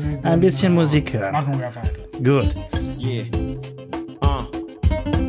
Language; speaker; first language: German; non-native, fluent; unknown